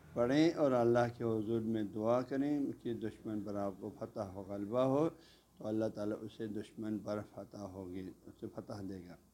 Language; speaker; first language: Urdu; non-native, local second language; Balti